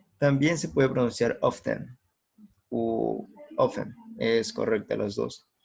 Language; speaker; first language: Spanish; native; Spanish